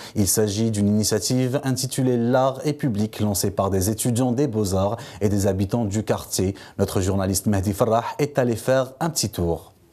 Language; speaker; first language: French; non-native, local second language; Arabic